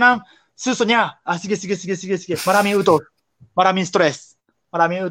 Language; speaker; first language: Filipino; non-native, learner; Japanese